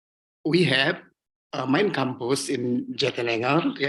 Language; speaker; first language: English; non-native, learner; Indonesian